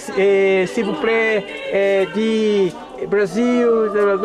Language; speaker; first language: French; non-native, learner; Portuguese